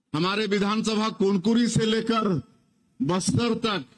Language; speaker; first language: Hindi; native; Hindi